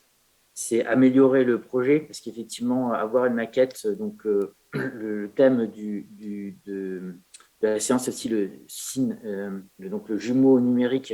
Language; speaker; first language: French; native; French